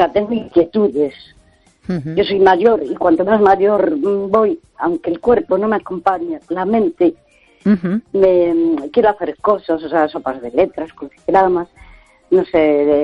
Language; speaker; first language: Spanish; native; Spanish